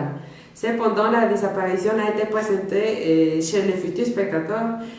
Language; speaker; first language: French; non-native, learner; Spanish